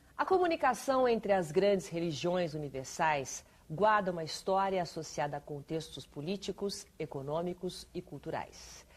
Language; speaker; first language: Portuguese; native; Portuguese